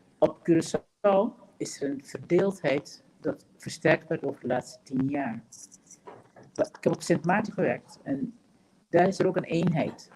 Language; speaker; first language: Dutch; non-native, local second language; Papiamento